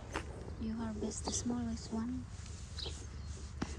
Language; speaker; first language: English; non-native, learner; Filipino